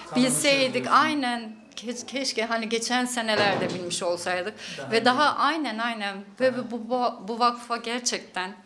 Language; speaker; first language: Turkish; native; Turkish